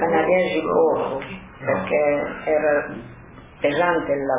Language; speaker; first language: Italian; non-native, local second language; Slovenian